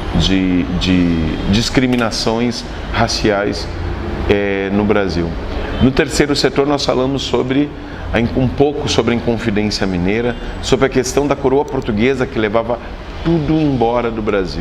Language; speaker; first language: Portuguese; native; Portuguese